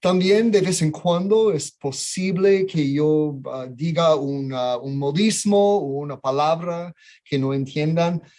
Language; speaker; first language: Spanish; non-native, fluent; English